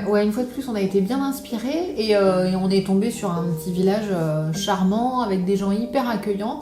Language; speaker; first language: French; native; French